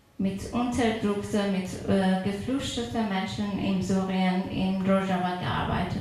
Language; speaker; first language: German; non-native, fluent; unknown